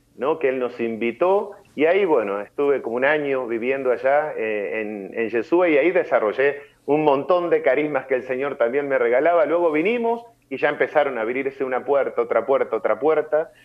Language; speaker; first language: Spanish; native; Spanish